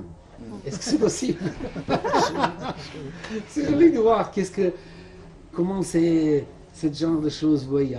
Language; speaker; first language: French; non-native, fluent; Serbian